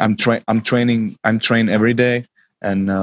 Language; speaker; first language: English; non-native, learner; Czech